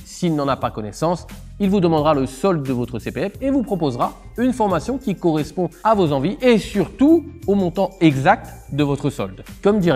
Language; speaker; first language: French; native; French